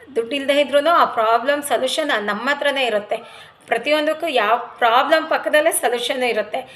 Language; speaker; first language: Kannada; non-native, local second language; Telugu